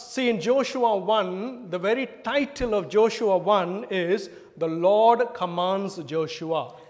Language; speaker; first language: English; non-native, local second language; Tamil